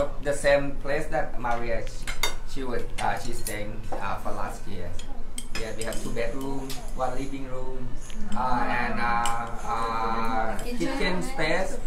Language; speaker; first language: English; non-native, learner; Thai